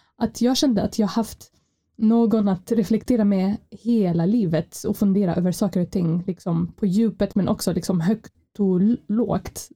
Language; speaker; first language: Swedish; non-native, fluent; Arabic